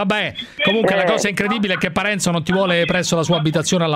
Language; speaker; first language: Italian; native; Italian